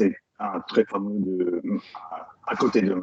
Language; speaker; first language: French; non-native, learner; English